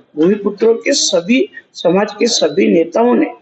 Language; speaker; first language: Hindi; non-native, local second language; Marathi